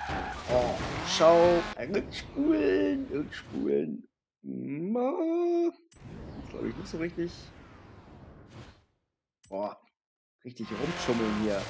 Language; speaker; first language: German; native; German